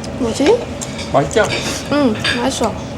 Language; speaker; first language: Korean; non-native, learner; Vietnamese